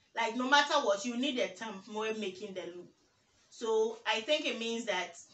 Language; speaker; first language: English; non-native, local second language; Ga